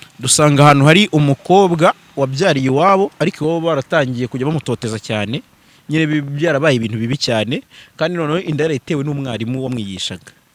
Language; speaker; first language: Kinyarwanda; native; Kinyarwanda